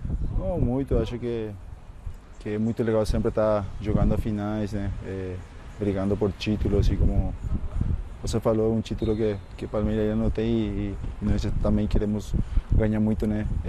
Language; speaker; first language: Portuguese; non-native, fluent; Spanish